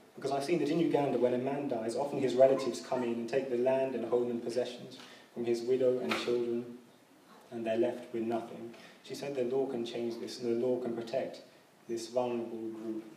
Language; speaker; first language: English; native; English